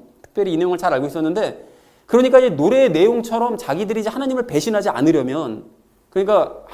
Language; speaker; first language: Korean; native; Korean